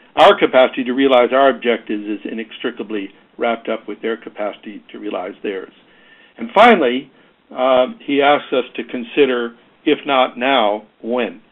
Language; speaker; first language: English; native; English